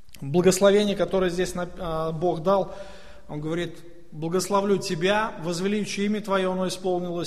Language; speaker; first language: Russian; native; Russian